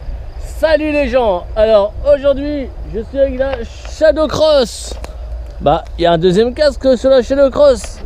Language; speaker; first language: French; native; French